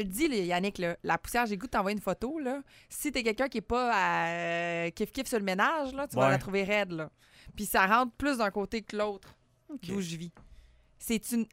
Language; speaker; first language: French; native; French